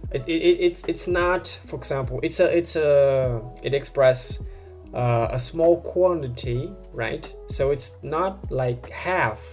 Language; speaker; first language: English; non-native, fluent; Portuguese